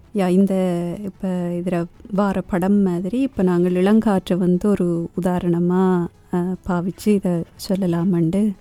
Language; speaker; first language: Tamil; native; Tamil